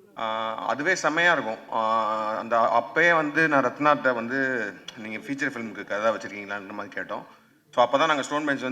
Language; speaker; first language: Tamil; native; Tamil